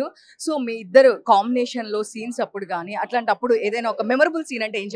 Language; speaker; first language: Telugu; native; Telugu